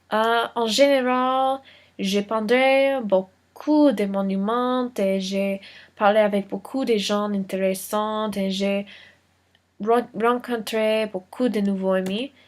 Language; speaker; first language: French; non-native, learner; English